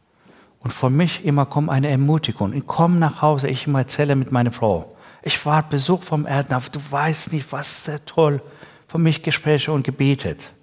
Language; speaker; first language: German; non-native, learner; Persian